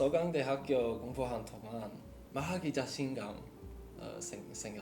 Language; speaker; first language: Korean; non-native, learner; English